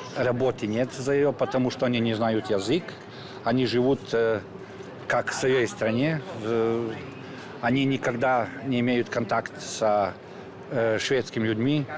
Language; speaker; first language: Russian; non-native, learner; Serbian